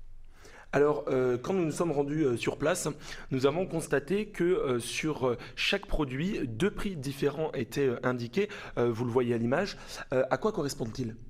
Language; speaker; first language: French; native; French